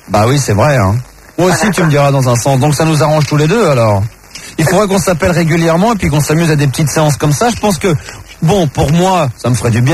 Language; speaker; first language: French; native; French